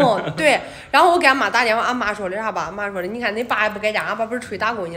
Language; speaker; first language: Chinese; native; Chinese